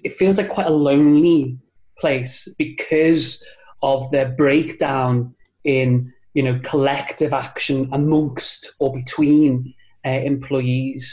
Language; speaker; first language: English; native; English